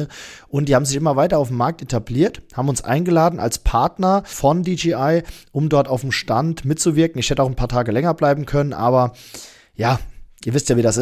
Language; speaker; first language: German; native; German